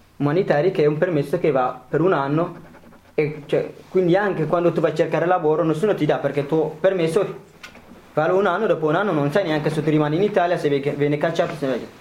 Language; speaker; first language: Italian; non-native, fluent; Tigrinya